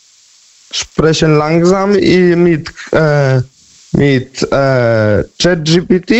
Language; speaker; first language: German; non-native, learner; Polish